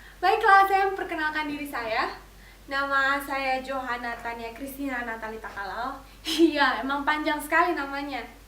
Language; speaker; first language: Indonesian; native; Indonesian